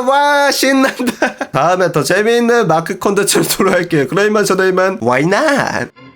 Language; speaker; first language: Korean; native; Korean